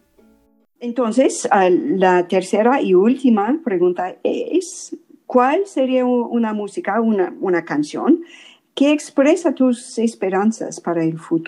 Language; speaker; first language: Spanish; non-native, fluent; English